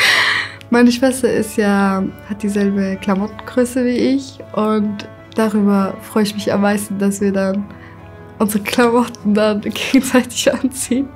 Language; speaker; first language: German; early bilingual, other home language; Kurdish